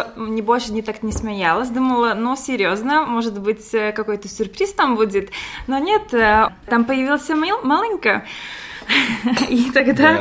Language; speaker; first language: Russian; non-native, local second language; Latvian